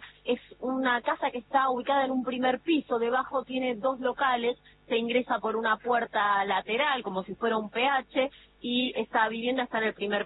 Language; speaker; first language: Spanish; native; Spanish